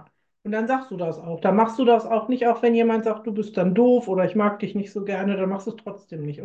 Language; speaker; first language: German; native; German